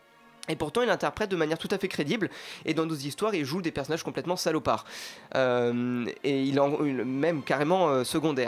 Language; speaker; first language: French; native; French